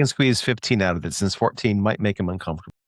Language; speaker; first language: English; native; English